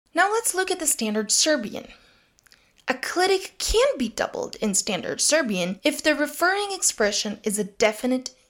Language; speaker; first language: English; non-native, fluent; Serbian